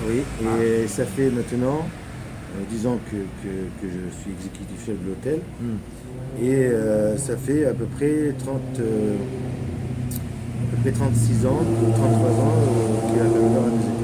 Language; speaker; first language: French; native; French